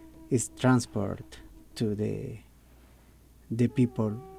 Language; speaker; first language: English; non-native, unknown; Spanish